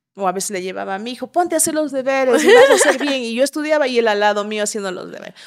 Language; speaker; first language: Spanish; native; Spanish